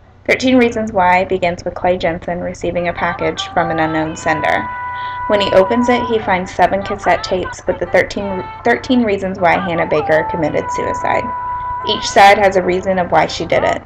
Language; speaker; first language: English; native; English